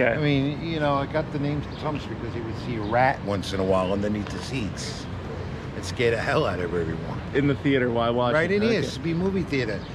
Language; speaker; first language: English; native; English